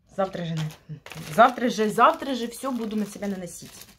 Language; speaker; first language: Russian; non-native, local second language; Ukrainian